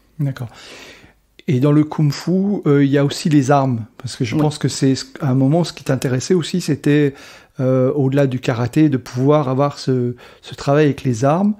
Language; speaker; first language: French; native; French